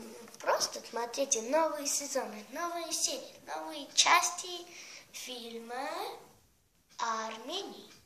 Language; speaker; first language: Russian; non-native, learner; Armenian